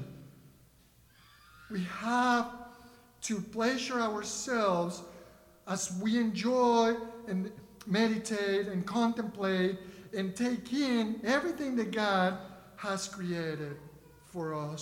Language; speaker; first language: English; non-native, fluent; Spanish